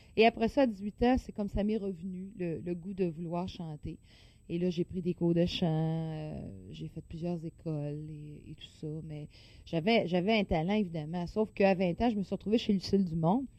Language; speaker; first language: French; native; French